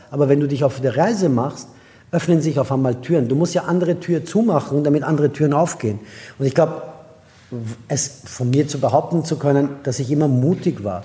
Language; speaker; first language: German; non-native, fluent; Persian